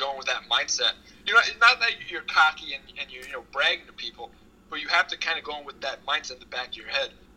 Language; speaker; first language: English; native; English